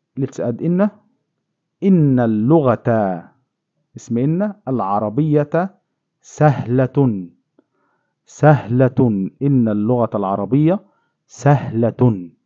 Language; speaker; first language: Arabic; non-native, fluent; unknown